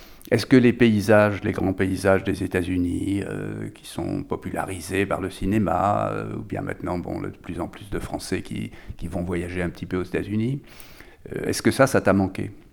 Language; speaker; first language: French; native; French